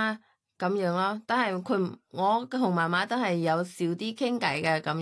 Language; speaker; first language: Cantonese; non-native, learner; Thai